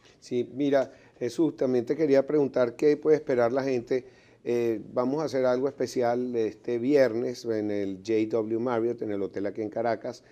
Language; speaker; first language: Spanish; native; Spanish